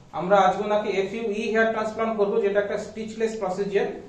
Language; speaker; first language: Hindi; non-native, local second language; Bangla